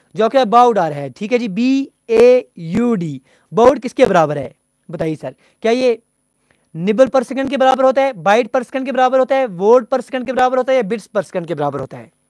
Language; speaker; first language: Hindi; non-native, local second language; Punjabi